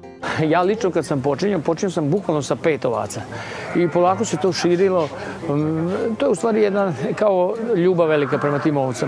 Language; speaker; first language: Serbian; native; Serbian